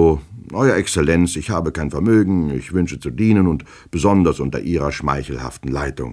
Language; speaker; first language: German; native; German